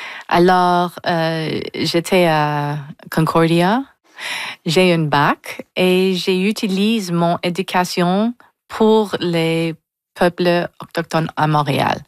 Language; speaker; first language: French; non-native, local second language; English